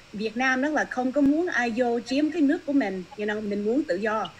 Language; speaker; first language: Vietnamese; early bilingual, heritage; Vietnamese